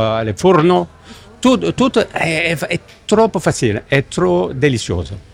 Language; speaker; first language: Italian; non-native, learner; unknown